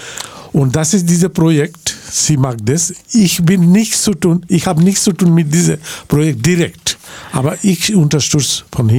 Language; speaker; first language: German; non-native, learner; Bangla